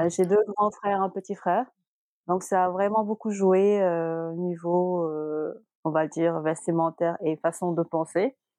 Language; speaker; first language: French; non-native, local second language; Wolof